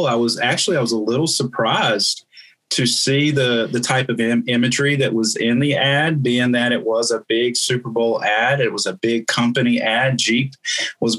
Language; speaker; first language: English; native; English